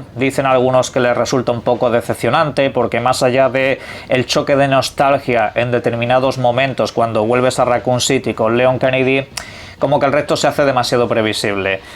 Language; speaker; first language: Spanish; native; Spanish